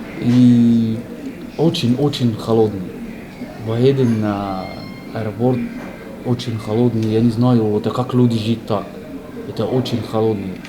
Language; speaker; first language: Russian; non-native, learner; Arabic